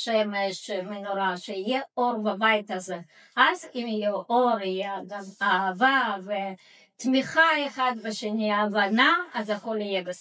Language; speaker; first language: Hebrew; non-native, fluent; Russian